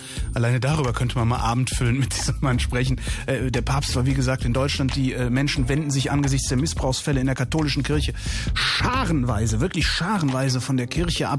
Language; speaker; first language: German; native; German